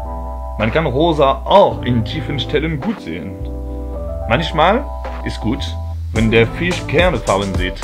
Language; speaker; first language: German; non-native, fluent; French